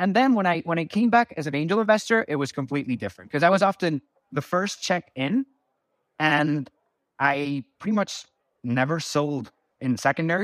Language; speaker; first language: English; non-native, fluent; Spanish